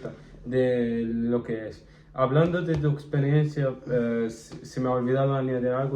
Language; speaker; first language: Spanish; non-native, fluent; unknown